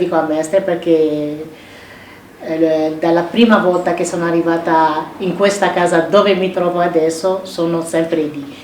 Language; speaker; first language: Italian; non-native, fluent; Arabic